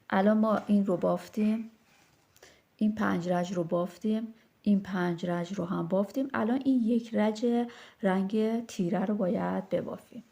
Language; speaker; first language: Persian; native; Persian